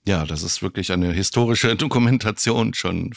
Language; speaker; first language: German; native; German